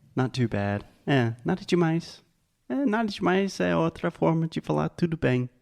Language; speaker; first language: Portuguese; non-native, fluent; English